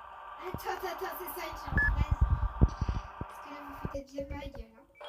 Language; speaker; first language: French; native; French